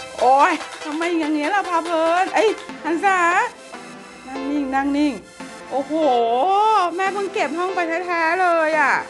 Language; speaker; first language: Thai; native; Thai